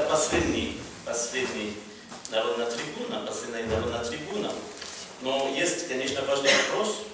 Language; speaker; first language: Russian; non-native, learner; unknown